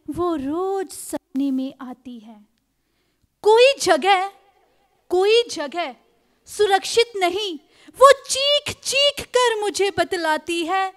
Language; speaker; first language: Hindi; native; Hindi